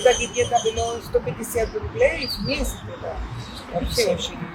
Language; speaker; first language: Russian; non-native, fluent; Spanish